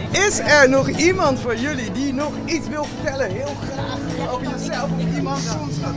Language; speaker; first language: Dutch; native; Dutch